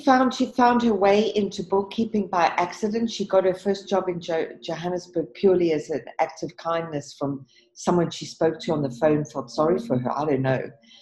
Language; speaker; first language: English; native; English